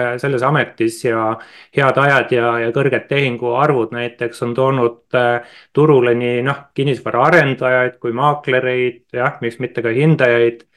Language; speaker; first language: Estonian; native; Estonian